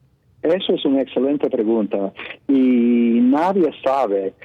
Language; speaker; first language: Spanish; non-native, fluent; Italian